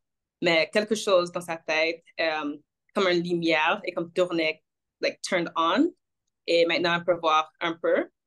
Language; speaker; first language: French; non-native, local second language; English